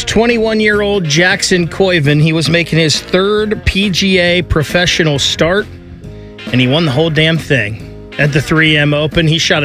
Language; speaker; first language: English; native; English